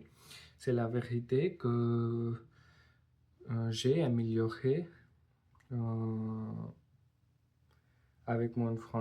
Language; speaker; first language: French; non-native, learner; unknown